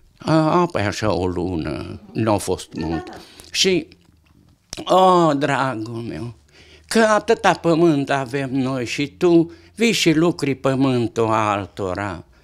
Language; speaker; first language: Romanian; native; Romanian